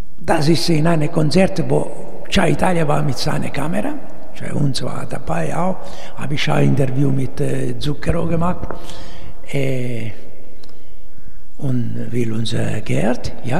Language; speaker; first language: German; non-native, fluent; Italian